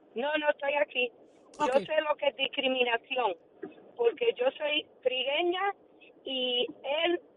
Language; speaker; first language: Spanish; early bilingual, heritage; Spanish